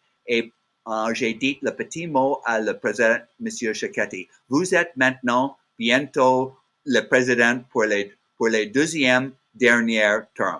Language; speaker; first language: French; non-native, learner; English